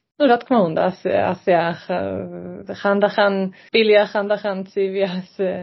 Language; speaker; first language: Georgian; non-native, fluent; Swedish